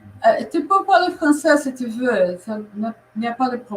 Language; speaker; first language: French; non-native, learner; Portuguese